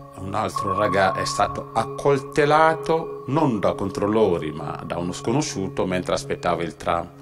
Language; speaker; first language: Italian; non-native, fluent; Wolof